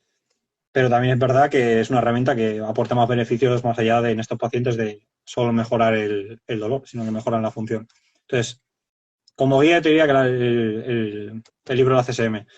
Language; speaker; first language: Spanish; native; Spanish